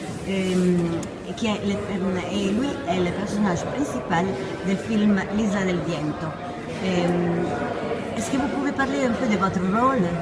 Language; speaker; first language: French; non-native, fluent; Italian